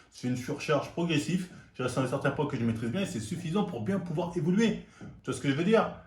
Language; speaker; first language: French; native; French